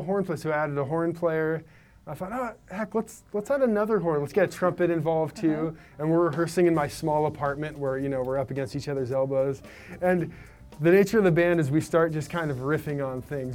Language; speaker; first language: English; native; English